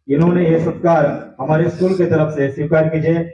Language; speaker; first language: Hindi; non-native, local second language; Marathi